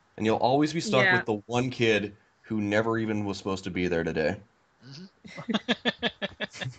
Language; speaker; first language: English; native; English